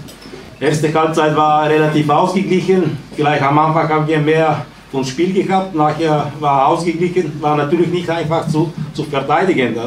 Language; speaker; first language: German; non-native, fluent; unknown